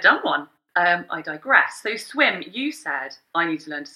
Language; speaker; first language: English; native; English